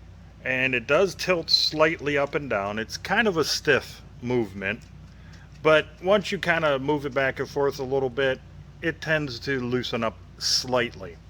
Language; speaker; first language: English; native; English